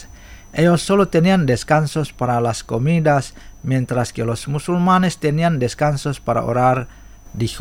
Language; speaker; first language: Spanish; non-native, fluent; Indonesian